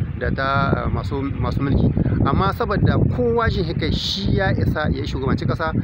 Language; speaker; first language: Hausa; native; Hausa